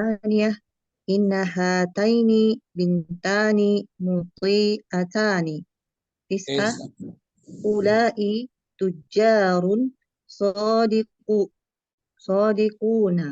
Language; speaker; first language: Arabic; non-native, learner; Indonesian